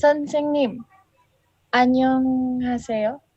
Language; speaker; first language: Korean; non-native, learner; Filipino